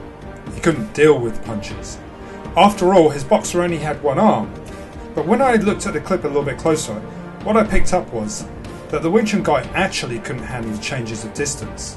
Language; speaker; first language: English; native; English